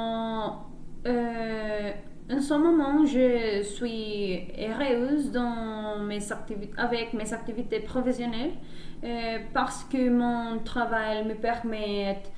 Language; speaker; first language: French; non-native, learner; Spanish